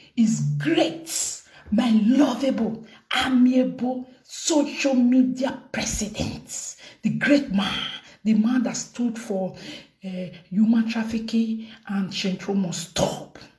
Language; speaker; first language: Nigerian Pidgin; non-native, local second language; Bini